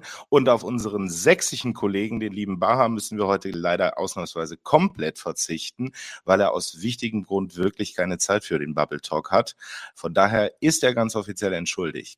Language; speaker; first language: German; native; German